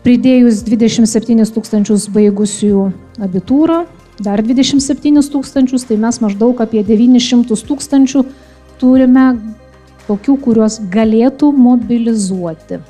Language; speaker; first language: Lithuanian; native; Lithuanian